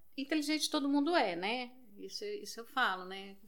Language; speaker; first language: Portuguese; native; Portuguese